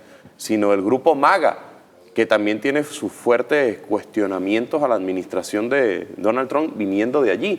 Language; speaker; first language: Spanish; native; Spanish